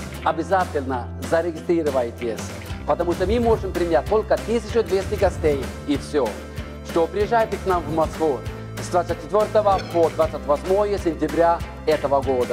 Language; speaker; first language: Russian; non-native, fluent; Norwegian